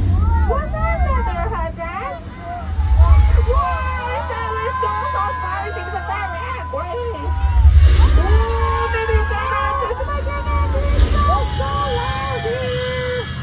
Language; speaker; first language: English; non-native, learner; Cantonese